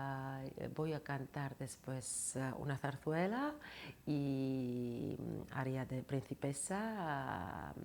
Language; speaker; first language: Spanish; non-native, fluent; Georgian